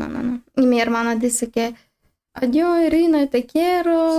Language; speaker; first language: Spanish; non-native, learner; Ukrainian